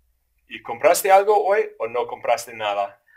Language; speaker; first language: Spanish; non-native, fluent; English